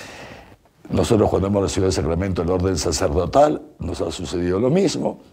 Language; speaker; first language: Spanish; native; Spanish